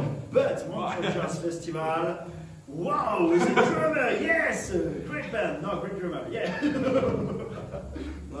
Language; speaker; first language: English; non-native, learner; French